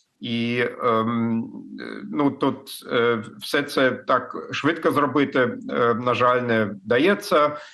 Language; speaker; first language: Ukrainian; non-native, fluent; German